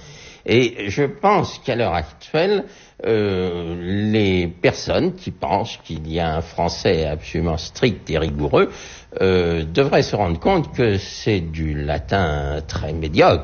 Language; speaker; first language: French; native; French